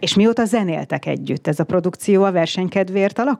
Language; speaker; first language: Hungarian; native; Hungarian